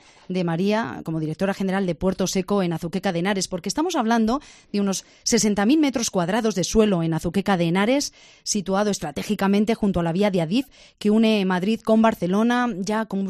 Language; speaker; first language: Spanish; native; Spanish